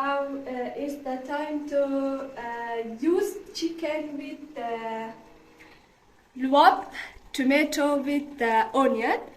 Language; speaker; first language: English; non-native, learner; Persian